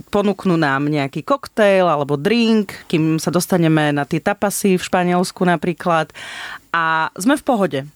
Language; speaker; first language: Slovak; native; Slovak